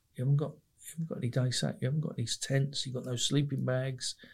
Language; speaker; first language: English; native; English